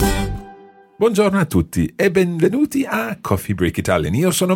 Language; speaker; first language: Italian; non-native, fluent; English